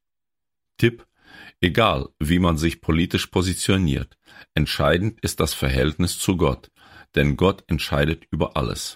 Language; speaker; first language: German; native; German